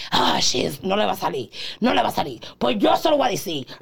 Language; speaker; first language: Spanish; early bilingual, other home language; English